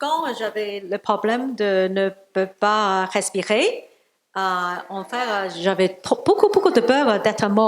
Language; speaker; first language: French; non-native, learner; Cantonese